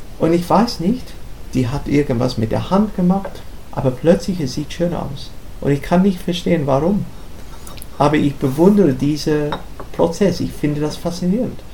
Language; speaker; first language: German; non-native, fluent; English